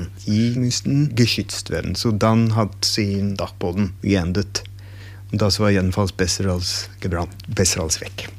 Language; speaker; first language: German; non-native, learner; Norwegian